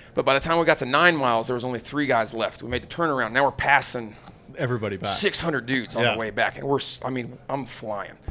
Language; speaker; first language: English; native; English